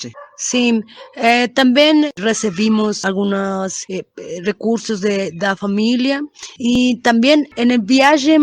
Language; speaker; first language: Portuguese; non-native, learner; Spanish